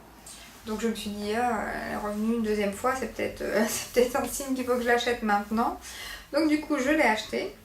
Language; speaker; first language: French; native; French